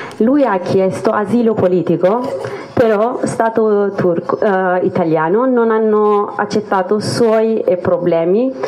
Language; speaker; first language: Italian; non-native, fluent; Kurdish